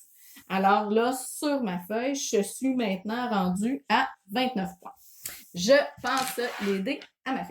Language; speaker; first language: French; native; French